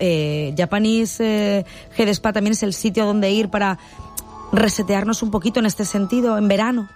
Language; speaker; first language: Spanish; native; Spanish